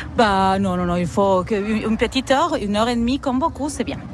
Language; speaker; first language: French; non-native, fluent; Spanish